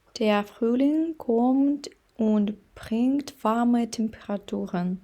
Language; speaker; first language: German; non-native, fluent; Ukrainian